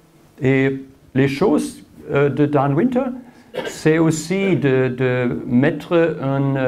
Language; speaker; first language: French; non-native, learner; German